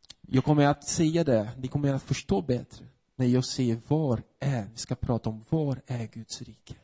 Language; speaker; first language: Swedish; non-native, fluent; Portuguese